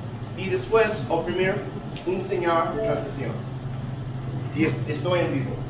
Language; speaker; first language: Spanish; non-native, learner; English